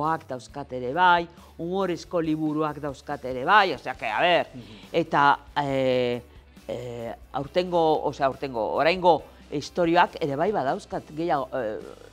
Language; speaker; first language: Basque; non-native, local second language; Spanish